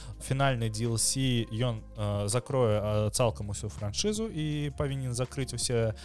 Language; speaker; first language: Belarusian; non-native, local second language; Russian